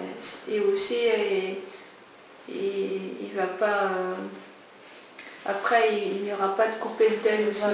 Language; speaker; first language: French; non-native, local second language; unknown